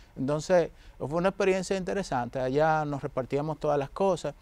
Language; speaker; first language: Spanish; native; Spanish